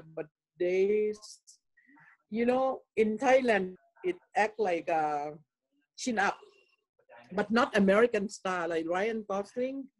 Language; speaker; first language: English; non-native, learner; Thai